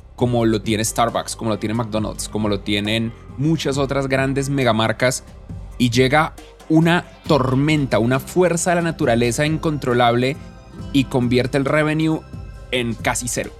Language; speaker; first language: Spanish; native; Spanish